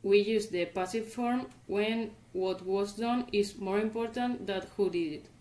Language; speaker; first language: English; non-native, fluent; Spanish